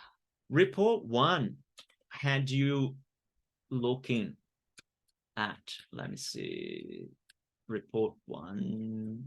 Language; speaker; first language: English; non-native, fluent; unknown